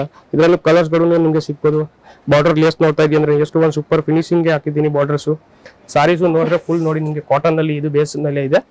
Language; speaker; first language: Kannada; non-native, fluent; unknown